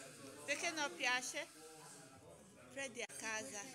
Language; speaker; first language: Italian; non-native, learner; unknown